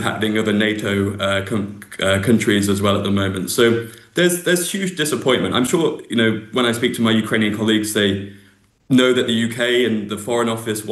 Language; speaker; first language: English; native; English